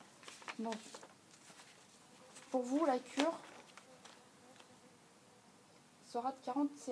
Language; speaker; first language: French; native; French